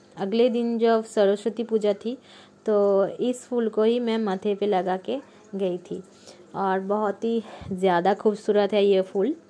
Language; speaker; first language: Hindi; non-native, local second language; Bangla